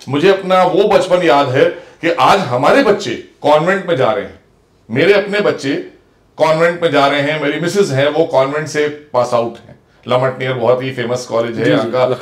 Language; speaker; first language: Hindi; native; Hindi